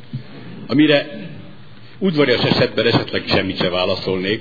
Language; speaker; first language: Hungarian; native; Hungarian